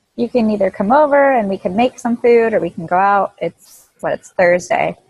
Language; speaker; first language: English; native; English